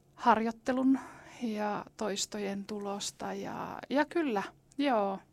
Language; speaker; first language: Finnish; native; Finnish